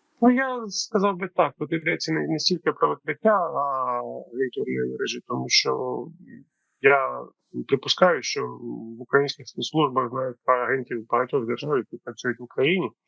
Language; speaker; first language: Ukrainian; native; Ukrainian